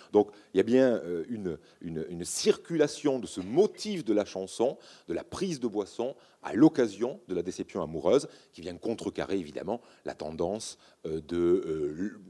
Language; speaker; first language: French; native; French